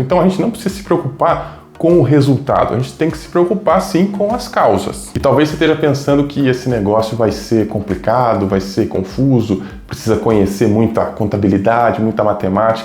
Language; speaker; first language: Portuguese; native; Portuguese